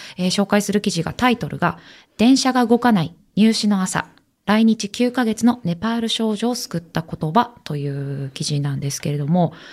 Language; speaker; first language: Japanese; native; Japanese